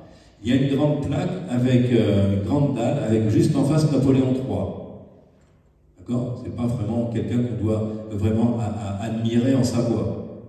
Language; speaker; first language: French; native; French